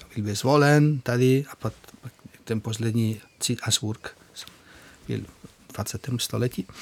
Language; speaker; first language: Czech; non-native, fluent; Spanish